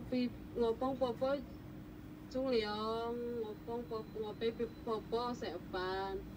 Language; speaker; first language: Cantonese; non-native, learner; Indonesian